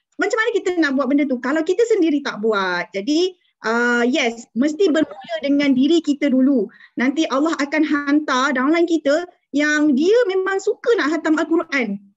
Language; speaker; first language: Malay; native; Malay